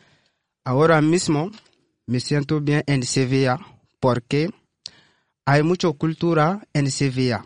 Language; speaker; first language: Spanish; non-native, learner; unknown